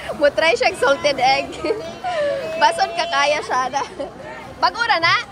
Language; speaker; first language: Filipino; non-native, local second language; Cebuano